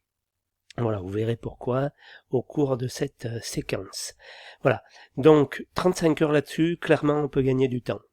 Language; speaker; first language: French; native; French